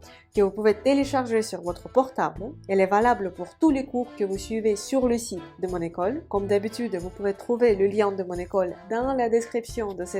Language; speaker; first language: French; non-native, fluent; Russian